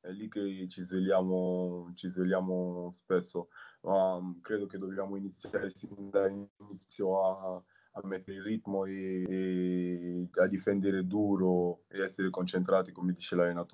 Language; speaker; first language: Italian; non-native, fluent; French